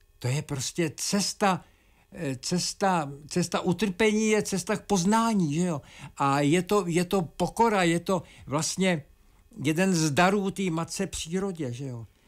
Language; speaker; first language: Czech; native; Czech